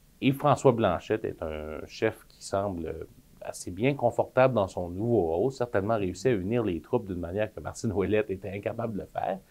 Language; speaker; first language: French; native; French